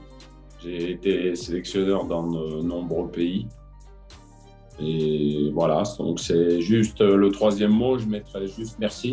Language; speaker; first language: French; native; French